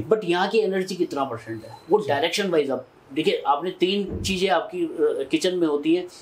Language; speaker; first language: Hindi; native; Hindi